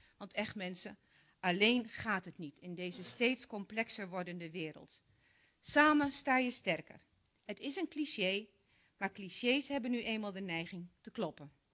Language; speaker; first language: Dutch; native; Dutch